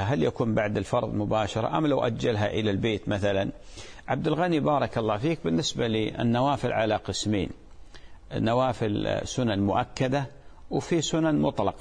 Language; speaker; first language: Arabic; native; Arabic